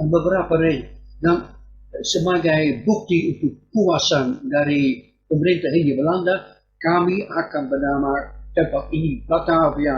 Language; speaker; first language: Indonesian; non-native, fluent; Dutch